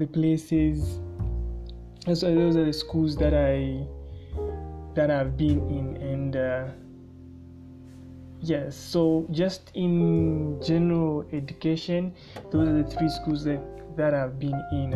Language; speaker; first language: English; non-native, local second language; Bemba